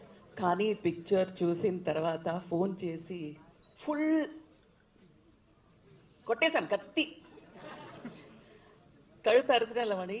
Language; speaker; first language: Telugu; non-native, local second language; Tamil